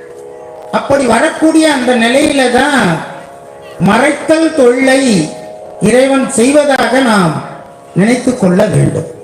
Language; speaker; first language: Tamil; native; Tamil